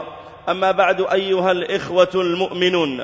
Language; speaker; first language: Arabic; native; Arabic